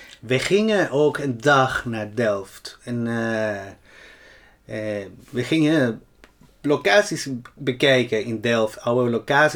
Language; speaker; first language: Dutch; non-native, fluent; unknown